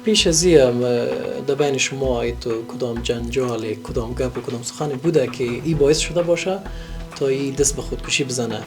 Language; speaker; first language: Persian; non-native, local second language; Pashto